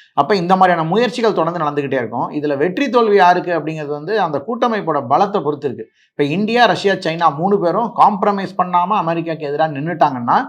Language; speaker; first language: Tamil; native; Tamil